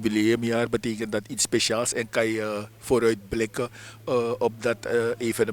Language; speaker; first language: Dutch; native; Dutch